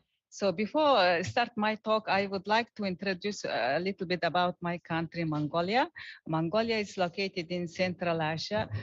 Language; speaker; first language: English; non-native, learner; Mongolian